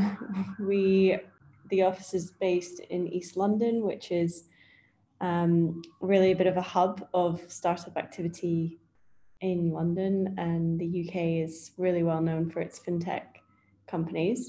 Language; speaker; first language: English; native; English